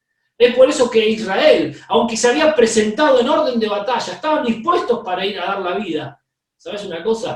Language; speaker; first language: Spanish; native; Spanish